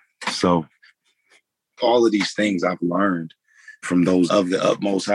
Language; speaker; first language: English; native; English